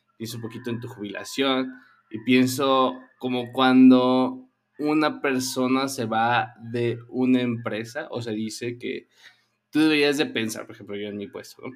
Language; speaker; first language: Spanish; native; Spanish